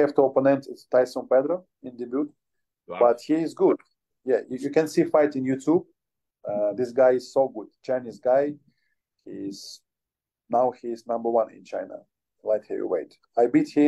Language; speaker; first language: English; non-native, learner; Ukrainian